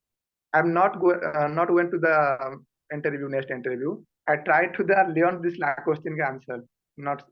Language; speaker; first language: English; non-native, learner; Odia